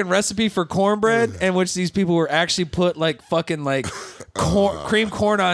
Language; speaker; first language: English; native; English